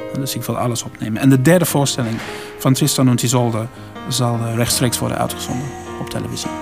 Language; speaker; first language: Dutch; non-native, fluent; English